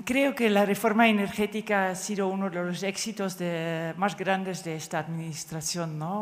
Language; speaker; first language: Spanish; non-native, fluent; Dutch